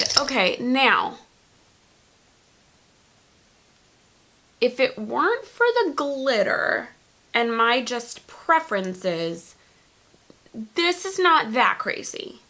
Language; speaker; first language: English; native; English